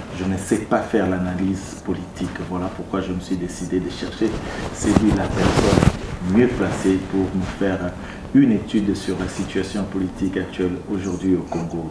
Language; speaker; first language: French; non-native, local second language; Lingala